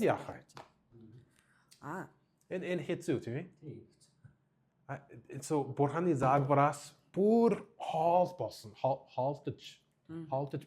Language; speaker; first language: Mongolian; non-native, learner; English